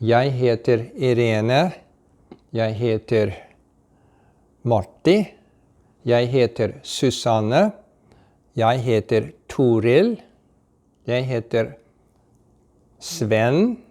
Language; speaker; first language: Norwegian; early bilingual, heritage; English